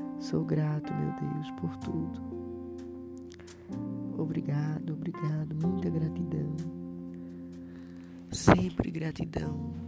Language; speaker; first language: Portuguese; native; Portuguese